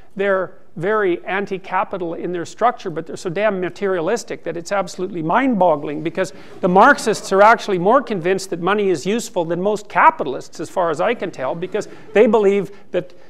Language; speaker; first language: English; native; English